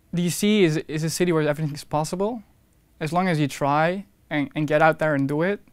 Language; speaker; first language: English; non-native, fluent; Dutch